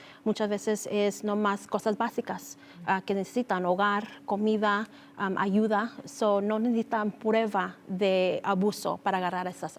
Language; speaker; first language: Spanish; early bilingual, heritage; Spanish